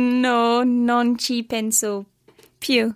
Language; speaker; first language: Italian; non-native, learner; English